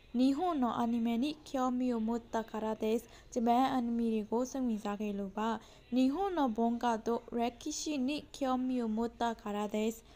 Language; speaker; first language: Japanese; non-native, learner; Burmese